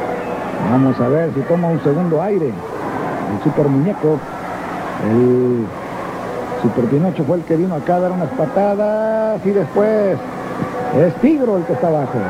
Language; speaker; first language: Spanish; native; Spanish